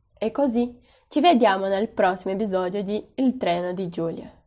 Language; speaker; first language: Italian; non-native, fluent; Portuguese